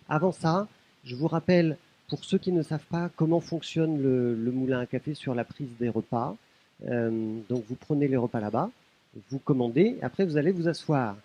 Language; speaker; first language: French; native; French